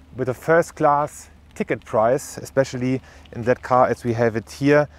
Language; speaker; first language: English; non-native, fluent; German